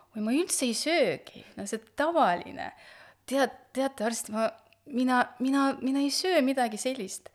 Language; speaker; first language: Estonian; non-native, local second language; Russian